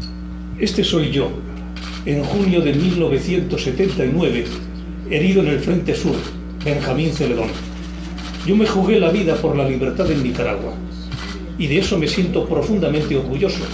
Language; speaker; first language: Spanish; native; Spanish